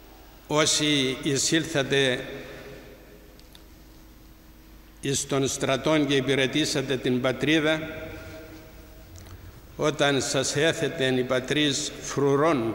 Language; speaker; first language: Greek; native; Greek